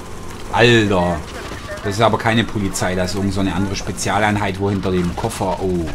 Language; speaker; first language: German; native; German